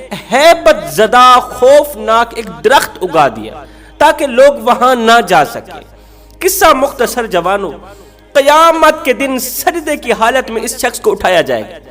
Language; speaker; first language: Urdu; native; Urdu